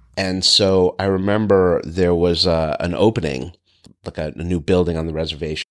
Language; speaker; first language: English; native; English